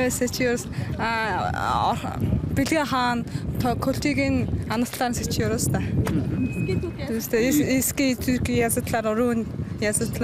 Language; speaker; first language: Turkish; non-native, learner; Mongolian